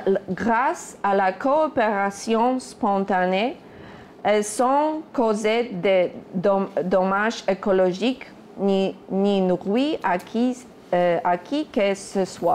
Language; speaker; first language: French; non-native, fluent; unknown